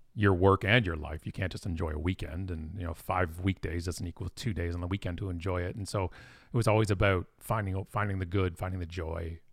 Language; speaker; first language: English; native; English